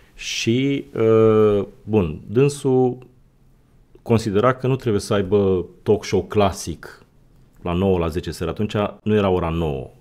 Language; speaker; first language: Romanian; native; Romanian